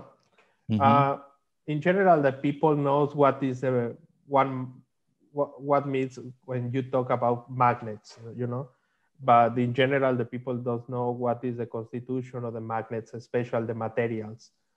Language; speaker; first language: English; non-native, learner; Spanish